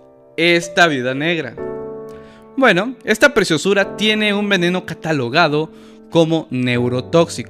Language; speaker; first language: Spanish; native; Spanish